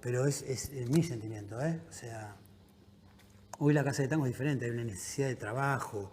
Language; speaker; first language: Spanish; native; Spanish